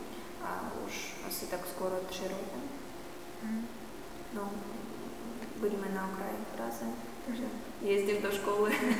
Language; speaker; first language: Czech; non-native, learner; Russian